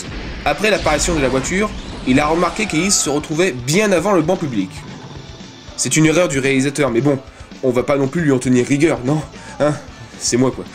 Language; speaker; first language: French; native; French